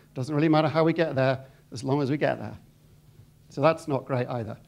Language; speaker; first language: English; native; English